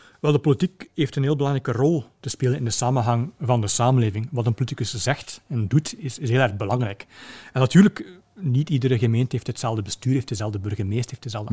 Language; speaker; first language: Dutch; native; Dutch